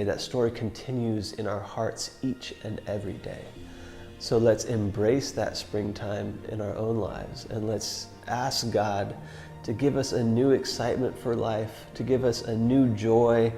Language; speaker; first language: English; native; English